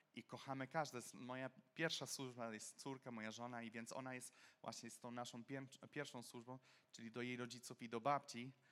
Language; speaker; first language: Polish; non-native, fluent; English